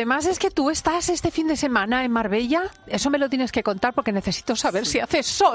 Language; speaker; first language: Spanish; native; Spanish